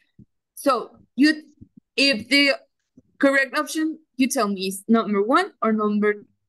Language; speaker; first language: English; non-native, fluent; Spanish